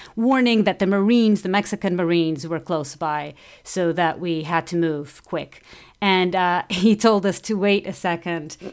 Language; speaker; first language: English; non-native, fluent; Portuguese